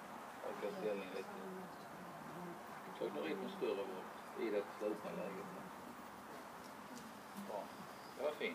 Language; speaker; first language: Swedish; native; Swedish